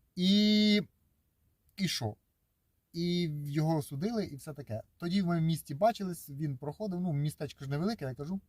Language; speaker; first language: Ukrainian; native; Ukrainian